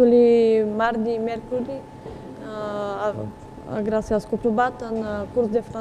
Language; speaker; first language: French; non-native, learner; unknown